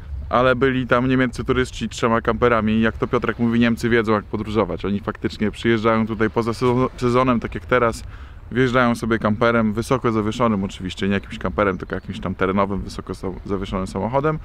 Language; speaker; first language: Polish; native; Polish